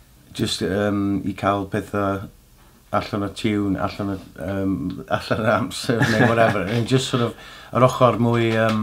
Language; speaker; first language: Welsh; native; Welsh